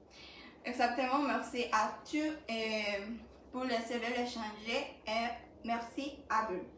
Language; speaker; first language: French; non-native, learner; Spanish